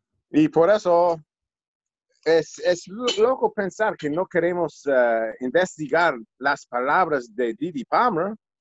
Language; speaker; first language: Spanish; non-native, learner; English